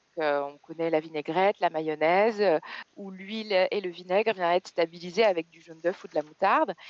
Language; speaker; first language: French; native; French